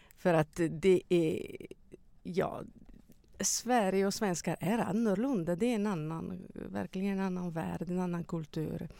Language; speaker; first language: Swedish; non-native, fluent; Italian